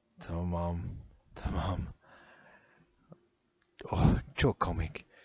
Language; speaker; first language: Turkish; non-native, fluent; English